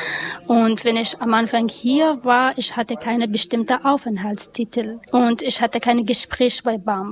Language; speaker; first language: German; non-native, learner; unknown